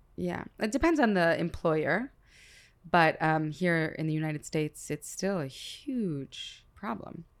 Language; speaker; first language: English; early bilingual, other home language; Hebrew